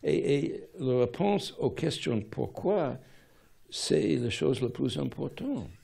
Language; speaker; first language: French; non-native, fluent; English